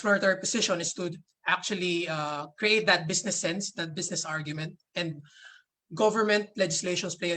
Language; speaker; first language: English; non-native, local second language; Filipino